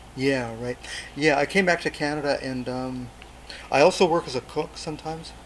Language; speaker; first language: English; native; English